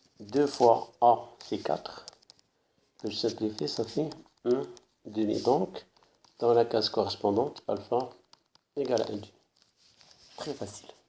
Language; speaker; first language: French; non-native, local second language; Arabic